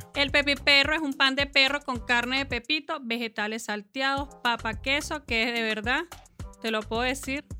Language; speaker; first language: Spanish; early bilingual, other home language; Portuguese